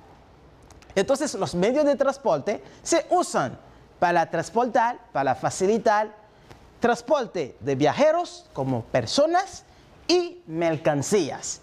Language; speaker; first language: Spanish; non-native, fluent; French